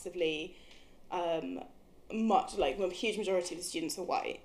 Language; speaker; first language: English; native; English